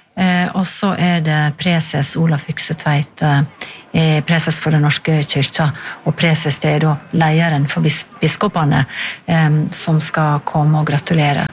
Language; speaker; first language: Norwegian; native; Norwegian